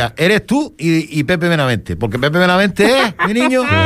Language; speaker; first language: Spanish; native; Spanish